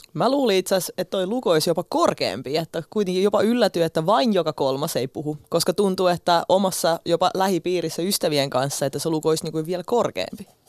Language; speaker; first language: Finnish; early bilingual, other home language; Russian